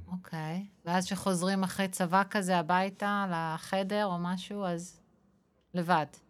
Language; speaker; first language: Hebrew; native; Hebrew